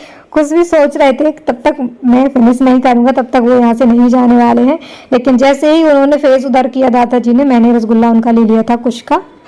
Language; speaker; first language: Hindi; native; Hindi